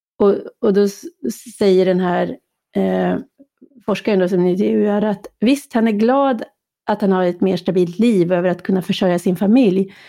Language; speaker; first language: Swedish; native; Swedish